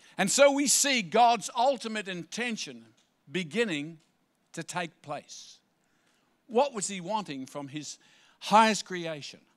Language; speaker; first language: English; native; English